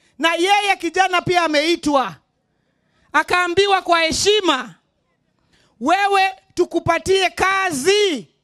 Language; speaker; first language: Swahili; non-native, local second language; Luo (Kenya and Tanzania)